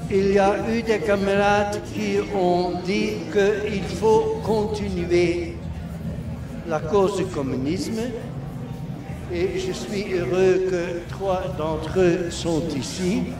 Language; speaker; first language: French; non-native, local second language; Dutch